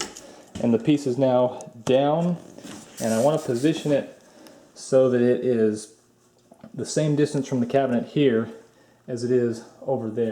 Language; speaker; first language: English; native; English